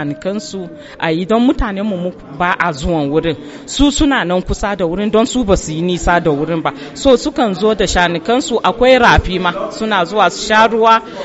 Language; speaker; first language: Hausa; non-native, local second language; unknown